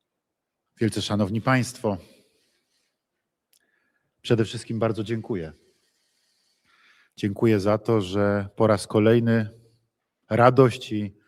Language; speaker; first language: Polish; native; Polish